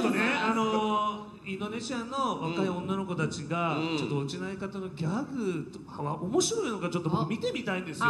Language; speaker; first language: Japanese; native; Japanese